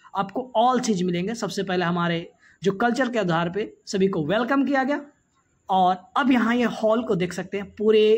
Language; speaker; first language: Hindi; native; Hindi